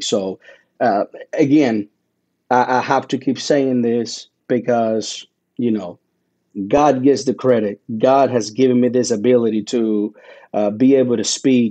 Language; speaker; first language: English; early bilingual, other home language; Spanish